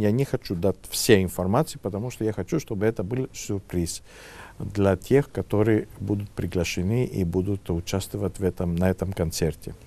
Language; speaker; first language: Russian; non-native, fluent; Greek